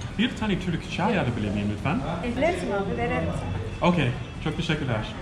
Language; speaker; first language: Turkish; non-native, learner; English